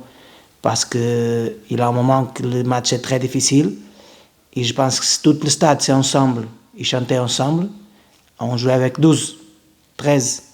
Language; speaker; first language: French; non-native, fluent; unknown